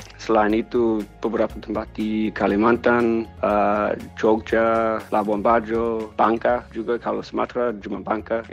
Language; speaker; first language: Indonesian; non-native, fluent; English